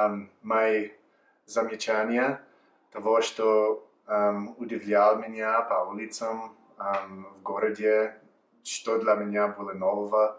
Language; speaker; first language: Russian; non-native, fluent; English